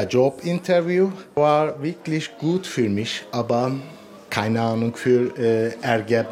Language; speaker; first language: German; non-native, learner; Turkish